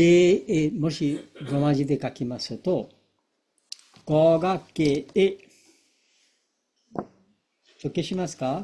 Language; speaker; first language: Japanese; non-native, fluent; Bangla